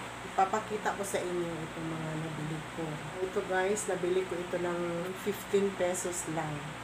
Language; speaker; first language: Filipino; non-native, local second language; Cebuano